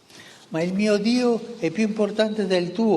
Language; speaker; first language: Italian; non-native, local second language; Spanish